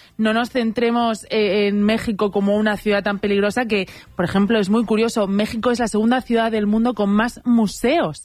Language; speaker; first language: Spanish; native; Spanish